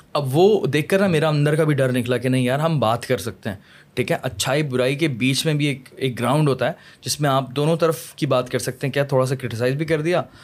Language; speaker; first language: Urdu; native; Urdu